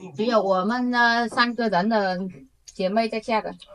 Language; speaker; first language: Chinese; non-native, fluent; Vietnamese